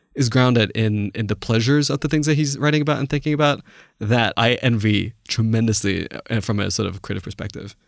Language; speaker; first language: English; non-native, local second language; Chinese